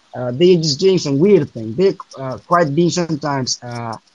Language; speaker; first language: English; non-native, fluent; Persian